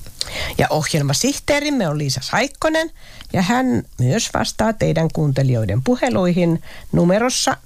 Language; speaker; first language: Finnish; native; Finnish